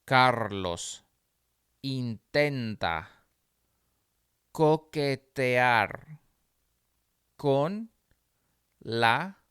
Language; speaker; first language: Spanish; non-native, fluent; English